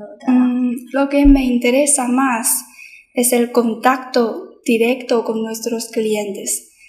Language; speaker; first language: Spanish; non-native, fluent; Chinese